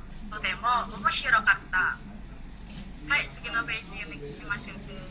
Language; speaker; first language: Japanese; non-native, learner; Indonesian